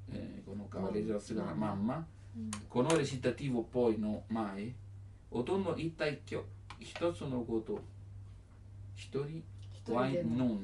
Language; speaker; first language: Japanese; non-native, learner; Italian